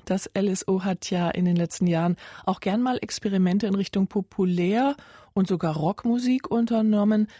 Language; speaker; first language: German; native; German